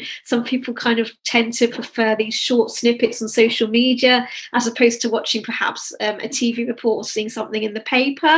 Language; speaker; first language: English; native; English